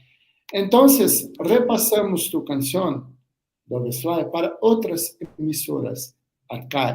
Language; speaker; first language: Spanish; non-native, learner; Portuguese